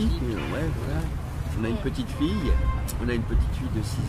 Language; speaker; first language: French; native; French